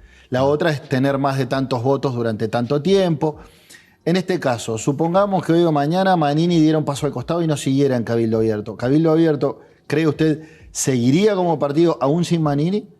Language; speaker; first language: Spanish; native; Spanish